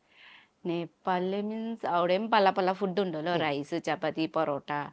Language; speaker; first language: Malayalam; non-native, learner; Nepali